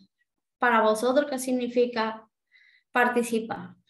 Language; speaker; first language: Spanish; native; Spanish